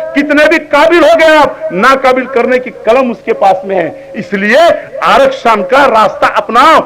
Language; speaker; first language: Hindi; non-native, local second language; Marathi